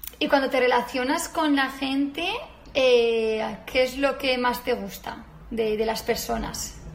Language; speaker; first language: Spanish; native; Spanish